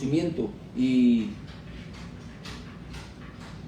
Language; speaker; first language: Spanish; native; Spanish